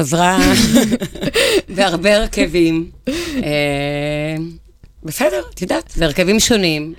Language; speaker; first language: Hebrew; native; Hebrew